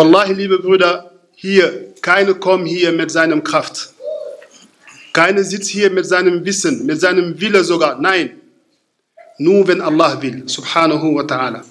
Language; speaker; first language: German; non-native, fluent; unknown